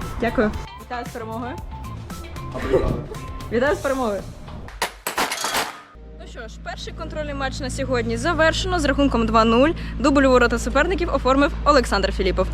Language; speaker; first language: Ukrainian; native; Ukrainian